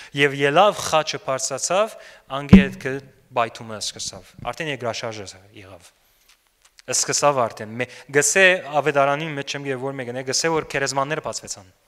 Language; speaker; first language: Armenian; early bilingual, heritage; Armenian